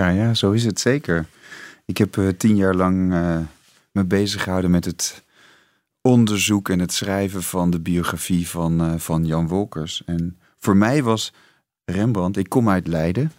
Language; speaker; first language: Dutch; native; Dutch